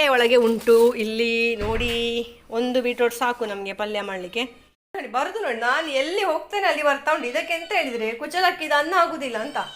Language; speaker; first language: Kannada; native; Kannada